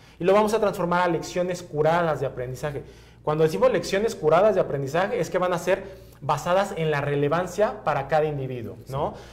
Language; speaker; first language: Spanish; native; Spanish